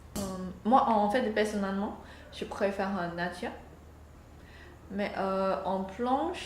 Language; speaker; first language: French; non-native, learner; Chinese